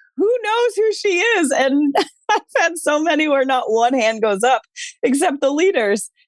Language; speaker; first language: English; native; English